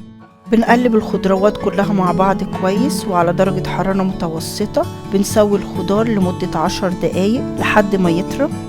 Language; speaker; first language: Arabic; native; Arabic